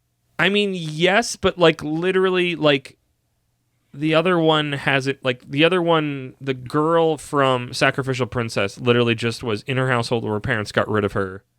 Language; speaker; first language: English; native; English